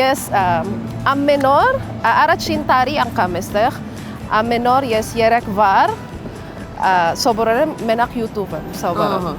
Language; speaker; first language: Armenian; non-native, learner; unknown